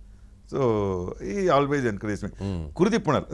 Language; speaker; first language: Telugu; non-native, learner; Tamil